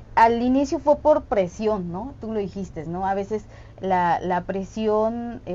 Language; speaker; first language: Spanish; non-native, local second language; Tzeltal